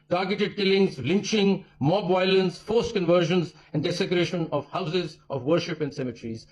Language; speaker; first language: English; non-native, local second language; Urdu